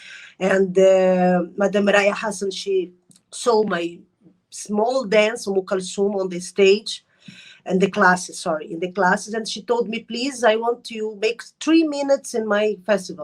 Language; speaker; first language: English; non-native, learner; Arabic